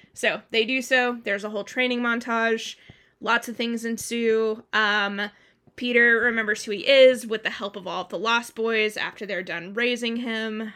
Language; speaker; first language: English; early bilingual, other home language; Thai